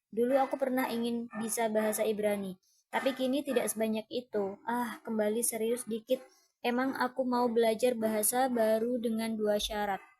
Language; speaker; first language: Indonesian; non-native, fluent; Thai